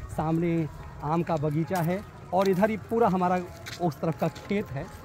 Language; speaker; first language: Hindi; native; Hindi